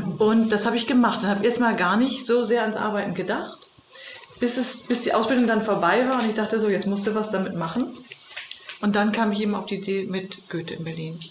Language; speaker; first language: German; native; German